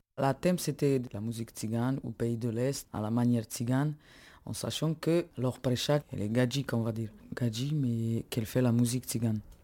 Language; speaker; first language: French; non-native, fluent; Romany